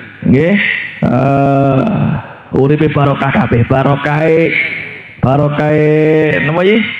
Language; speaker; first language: Indonesian; native; Indonesian